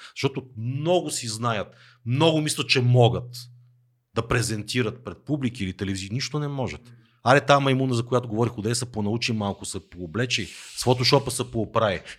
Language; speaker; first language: Bulgarian; native; Bulgarian